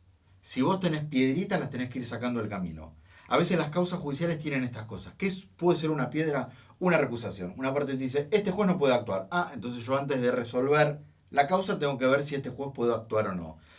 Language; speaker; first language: Spanish; native; Spanish